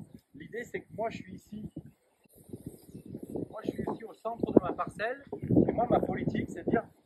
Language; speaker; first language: French; native; French